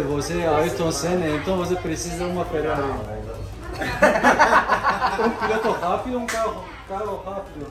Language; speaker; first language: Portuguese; non-native, learner; Turkish